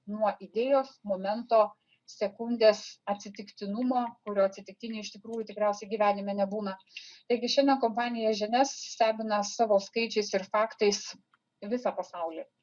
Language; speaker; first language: Lithuanian; native; Lithuanian